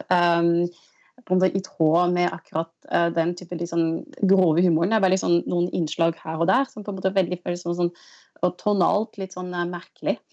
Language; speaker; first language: Norwegian; non-native, fluent; French